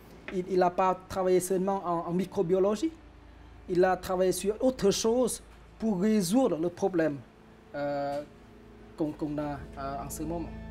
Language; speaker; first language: French; non-native, fluent; Vietnamese